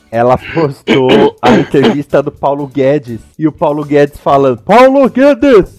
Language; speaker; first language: Portuguese; native; Portuguese